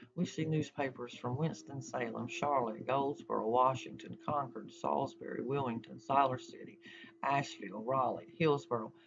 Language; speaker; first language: English; native; English